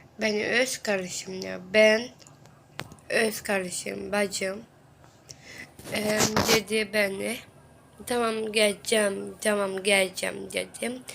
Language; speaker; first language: Turkish; non-native, learner; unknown